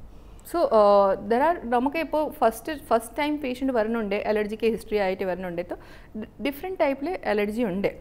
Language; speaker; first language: Malayalam; non-native, fluent; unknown